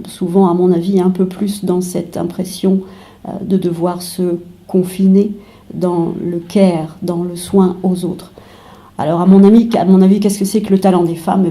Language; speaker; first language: French; native; French